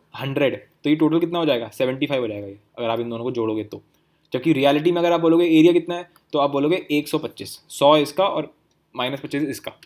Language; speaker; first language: Hindi; native; Hindi